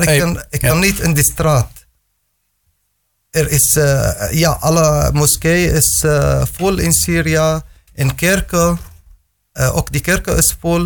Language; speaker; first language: Dutch; non-native, learner; Arabic